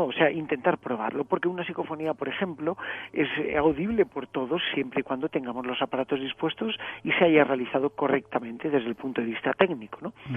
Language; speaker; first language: Spanish; native; Spanish